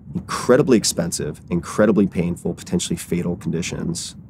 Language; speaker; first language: English; native; English